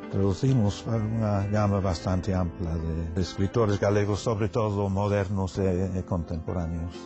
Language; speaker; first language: Galician; non-native, fluent; English